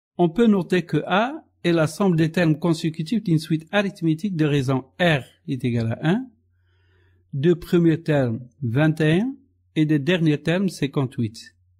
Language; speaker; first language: French; non-native, local second language; Arabic